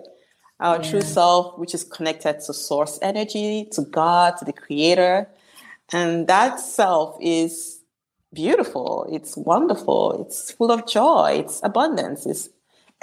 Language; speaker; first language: English; non-native, local second language; Igbo